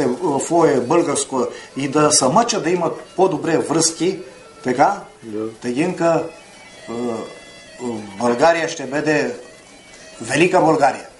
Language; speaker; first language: Bulgarian; early bilingual, heritage; Bulgarian